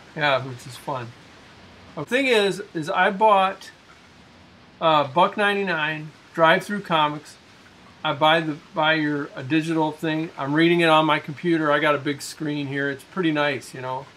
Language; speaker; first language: English; native; English